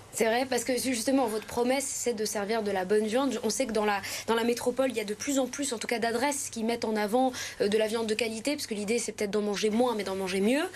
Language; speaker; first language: French; native; French